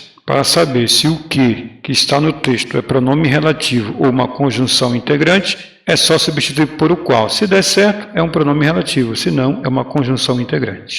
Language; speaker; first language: Portuguese; native; Portuguese